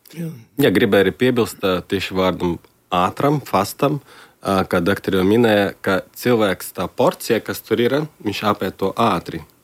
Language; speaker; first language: Latvian; non-native, local second language; Russian